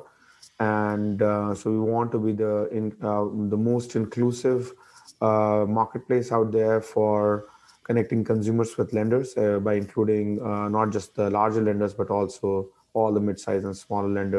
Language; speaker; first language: English; non-native, local second language; Hindi